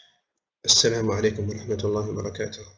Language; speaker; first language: Arabic; non-native, fluent; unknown